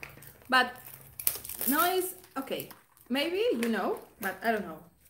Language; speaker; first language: English; non-native, learner; Spanish